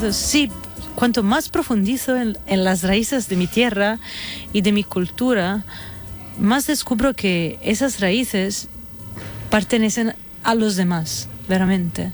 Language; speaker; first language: Spanish; non-native, fluent; Italian